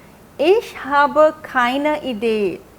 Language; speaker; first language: German; non-native, fluent; Hindi